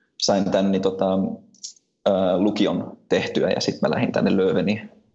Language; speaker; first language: Finnish; early bilingual, heritage; Finnish